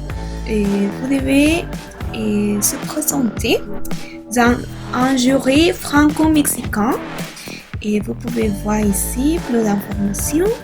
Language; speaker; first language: French; non-native, learner; Spanish